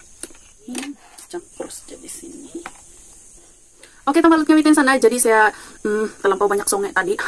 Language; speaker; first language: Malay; non-native, local second language; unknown